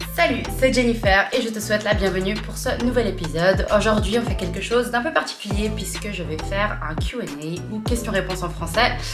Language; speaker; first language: French; native; French